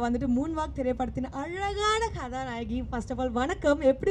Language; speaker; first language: Tamil; native; Tamil